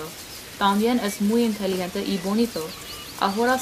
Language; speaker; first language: Spanish; non-native, learner; English